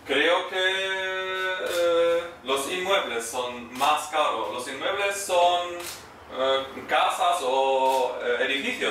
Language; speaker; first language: Spanish; non-native, learner; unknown